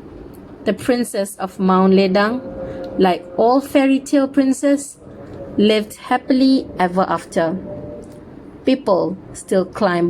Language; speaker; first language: English; non-native, local second language; Malay